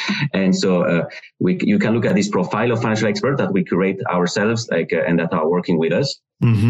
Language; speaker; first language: English; non-native, fluent; French